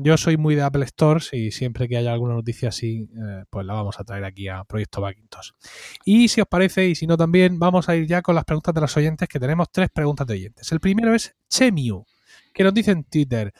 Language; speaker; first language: Spanish; native; Spanish